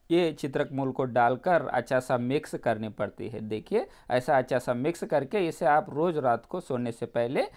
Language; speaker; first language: Hindi; non-native, local second language; Telugu